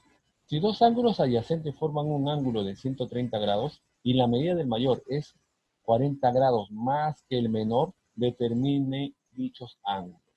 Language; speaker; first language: Spanish; native; Spanish